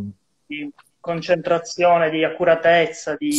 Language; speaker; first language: Italian; native; Italian